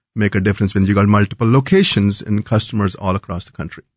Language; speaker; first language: English; non-native, local second language; Hindi